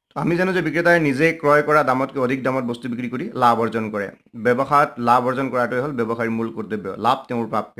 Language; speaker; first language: Assamese; non-native, local second language; Nepali